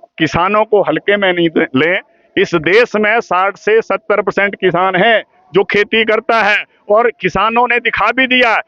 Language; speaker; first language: Hindi; native; Hindi